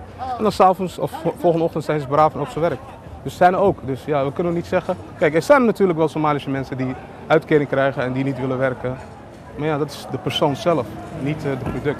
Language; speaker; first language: Dutch; non-native, fluent; Somali